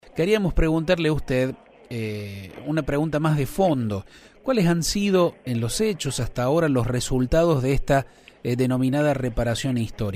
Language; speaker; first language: Spanish; native; Spanish